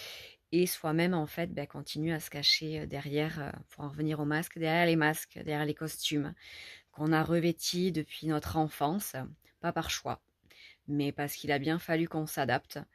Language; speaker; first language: French; native; French